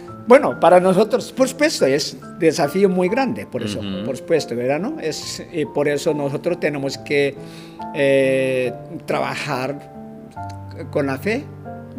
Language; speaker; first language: Spanish; non-native, fluent; Korean